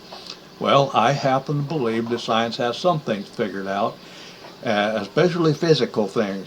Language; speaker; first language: English; native; English